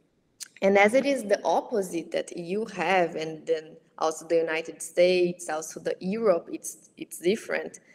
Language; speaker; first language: English; non-native, fluent; Portuguese